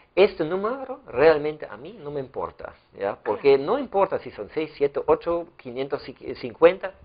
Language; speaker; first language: Spanish; non-native, fluent; German